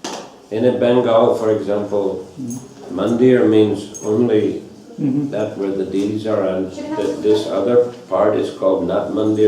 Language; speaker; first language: English; non-native, fluent; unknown